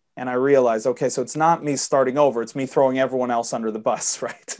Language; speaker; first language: English; early bilingual, heritage; Swedish